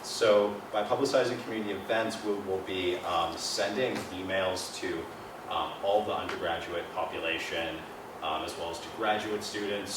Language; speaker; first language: English; native; English